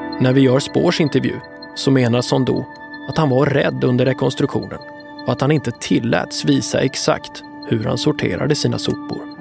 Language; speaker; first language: Swedish; native; Swedish